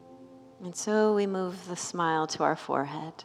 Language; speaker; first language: English; native; English